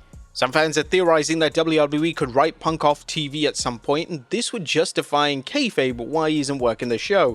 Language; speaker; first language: English; native; English